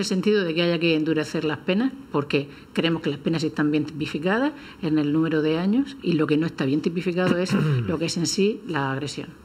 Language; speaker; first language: Spanish; native; Spanish